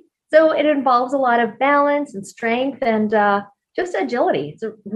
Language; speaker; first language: English; native; English